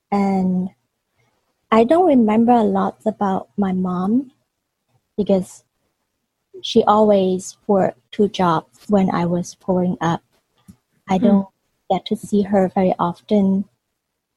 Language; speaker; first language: English; non-native, local second language; Cantonese